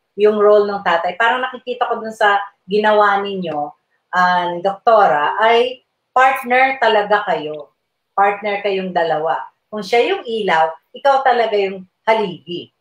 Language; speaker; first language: Filipino; native; Filipino